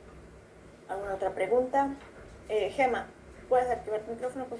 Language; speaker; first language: Spanish; native; Spanish